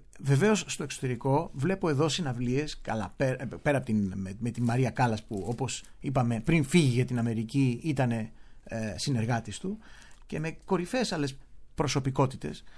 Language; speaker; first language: Greek; native; Greek